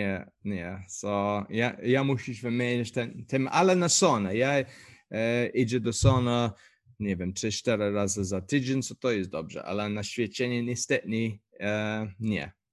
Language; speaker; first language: Polish; non-native, learner; English